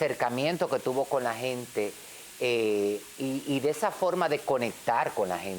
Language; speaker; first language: Spanish; native; Spanish